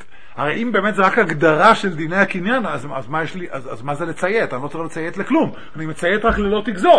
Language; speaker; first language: Hebrew; native; Hebrew